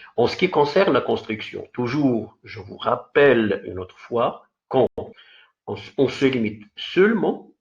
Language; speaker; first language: French; non-native, local second language; Arabic